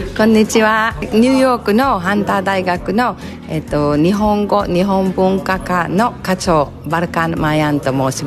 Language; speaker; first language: Japanese; non-native, fluent; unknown